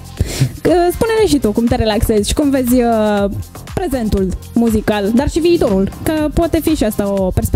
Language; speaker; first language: Romanian; native; Romanian